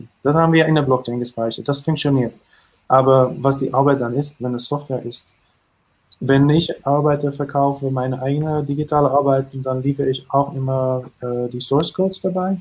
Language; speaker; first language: German; non-native, fluent; Dutch